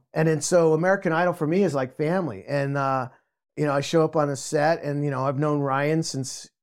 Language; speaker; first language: English; native; English